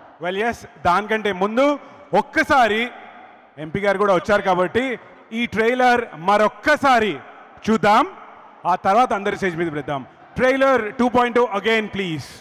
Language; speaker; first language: Telugu; native; Telugu